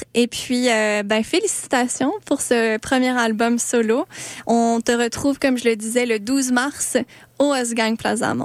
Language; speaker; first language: French; native; French